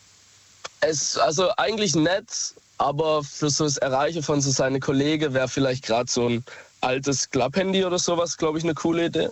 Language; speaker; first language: German; native; German